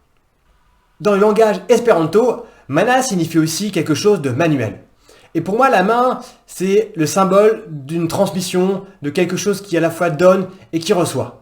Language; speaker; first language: French; native; French